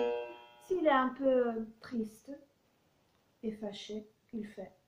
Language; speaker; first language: French; non-native, fluent; Italian